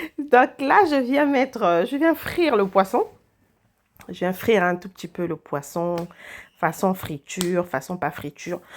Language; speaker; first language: French; non-native, local second language; Lingala